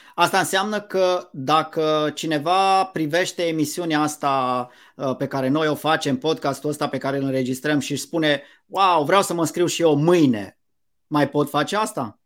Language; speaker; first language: Romanian; native; Romanian